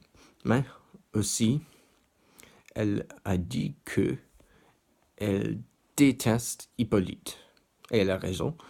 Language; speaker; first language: French; non-native, learner; English